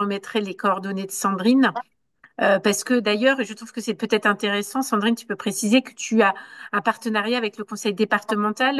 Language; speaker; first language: French; native; French